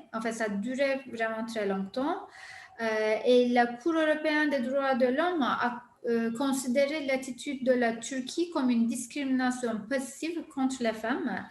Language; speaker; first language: French; non-native, fluent; Turkish